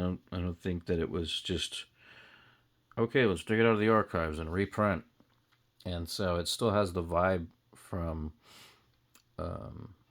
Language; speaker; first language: English; native; English